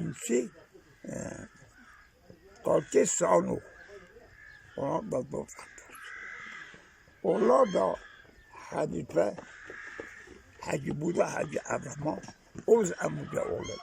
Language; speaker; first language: Turkish; non-native, local second language; Kurdish